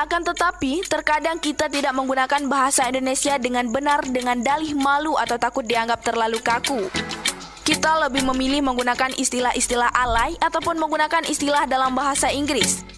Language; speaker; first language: Indonesian; native; Indonesian